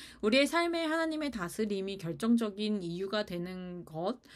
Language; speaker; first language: Korean; native; Korean